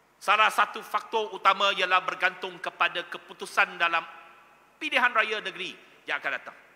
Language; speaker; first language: Malay; non-native, local second language; Chinese